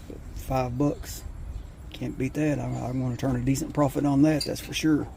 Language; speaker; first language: English; native; English